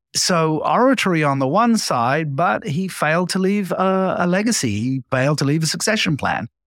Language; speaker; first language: English; native; English